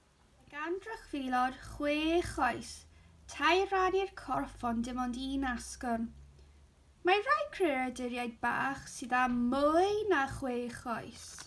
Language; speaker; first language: Welsh; non-native, local second language; English